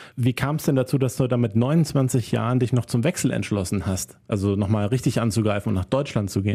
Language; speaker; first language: German; native; German